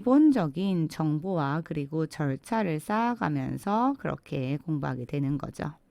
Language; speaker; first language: Korean; native; Korean